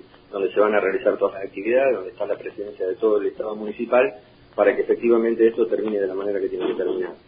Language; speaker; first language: Spanish; native; Spanish